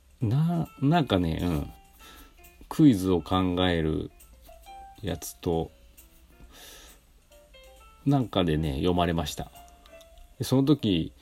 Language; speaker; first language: Japanese; native; Japanese